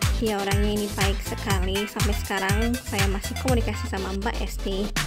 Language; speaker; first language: Indonesian; native; Indonesian